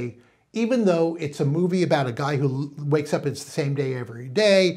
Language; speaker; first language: English; native; English